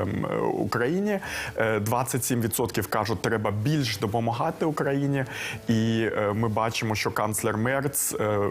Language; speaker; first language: Ukrainian; early bilingual, heritage; Ukrainian